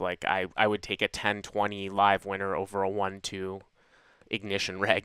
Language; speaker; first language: English; native; English